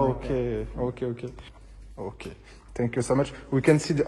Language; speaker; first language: English; non-native, learner; French